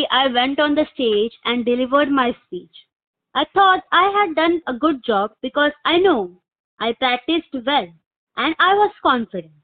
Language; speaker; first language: English; non-native, local second language; Malayalam